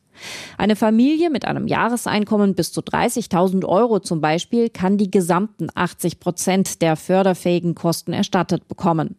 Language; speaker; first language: German; native; German